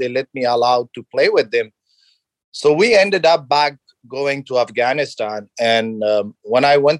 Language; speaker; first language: English; non-native, fluent; Persian